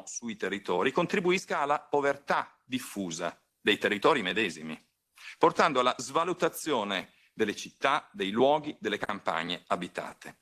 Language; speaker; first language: Italian; native; Italian